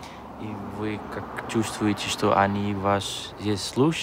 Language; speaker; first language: Russian; non-native, fluent; Dutch